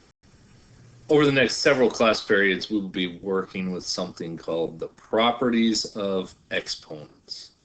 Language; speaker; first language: English; native; English